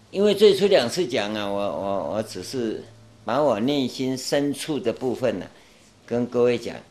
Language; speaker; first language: Chinese; non-native, local second language; Min Nan Chinese